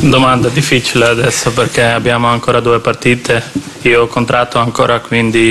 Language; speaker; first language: Italian; non-native, learner; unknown